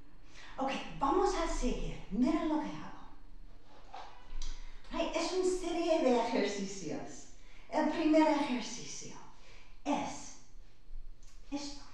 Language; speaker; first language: Spanish; non-native, fluent; English